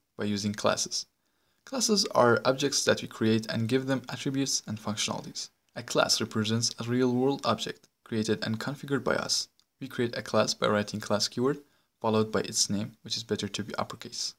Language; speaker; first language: English; non-native, fluent; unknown